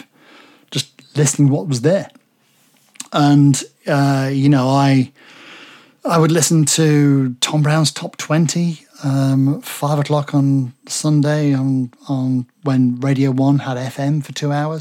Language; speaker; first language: English; native; English